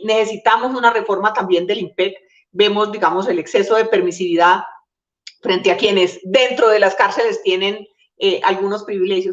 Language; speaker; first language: Spanish; native; Spanish